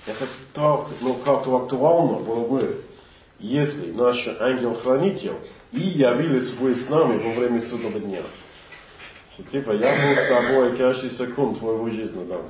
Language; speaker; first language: Russian; non-native, fluent; English